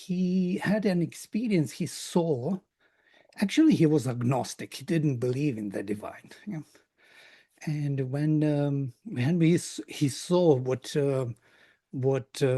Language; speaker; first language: English; non-native, fluent; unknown